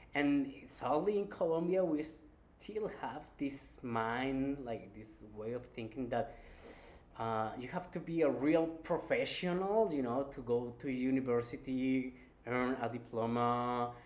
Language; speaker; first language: English; non-native, fluent; Spanish